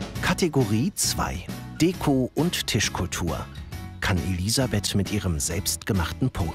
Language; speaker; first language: German; native; German